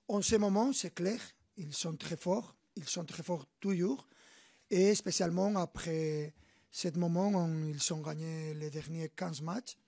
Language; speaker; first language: French; non-native, fluent; Spanish